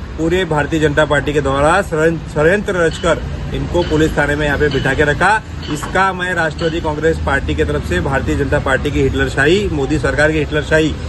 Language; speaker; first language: Hindi; non-native, local second language; Marathi